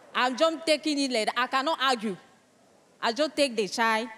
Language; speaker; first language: English; non-native, local second language; French